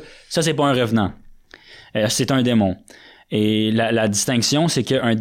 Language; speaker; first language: French; native; French